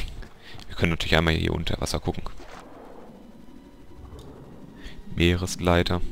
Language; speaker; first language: German; native; German